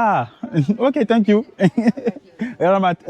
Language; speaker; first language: English; non-native, learner; French